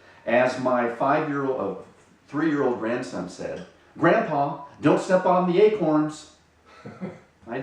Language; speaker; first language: English; native; English